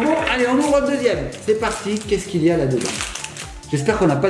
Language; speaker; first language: French; native; French